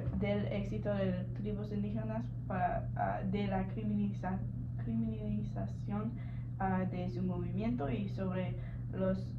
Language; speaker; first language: Spanish; non-native, learner; English